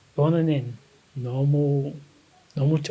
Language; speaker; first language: Korean; non-native, fluent; Kinyarwanda